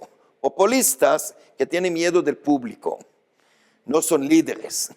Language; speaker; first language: Spanish; non-native, fluent; Hebrew